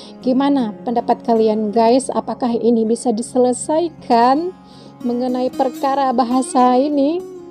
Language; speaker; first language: Indonesian; native; Indonesian